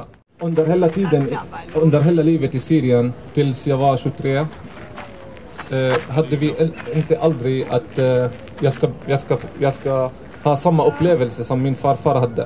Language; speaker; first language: Swedish; non-native, fluent; Arabic